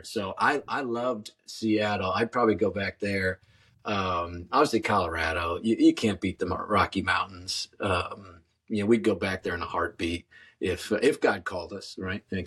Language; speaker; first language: English; native; English